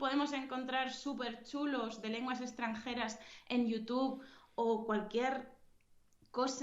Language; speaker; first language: Spanish; native; Spanish